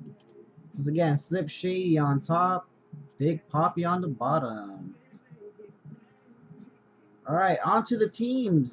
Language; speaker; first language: English; native; English